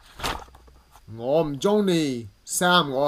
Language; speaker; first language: Cantonese; early bilingual, heritage; English